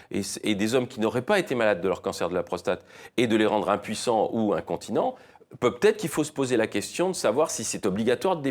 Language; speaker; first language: French; native; French